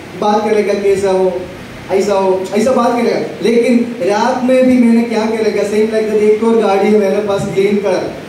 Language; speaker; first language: Hindi; non-native, local second language; Malayalam